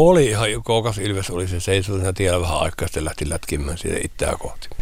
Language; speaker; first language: Finnish; native; Finnish